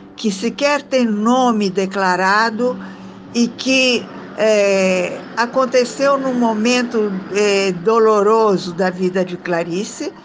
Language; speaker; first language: Portuguese; non-native, fluent; Italian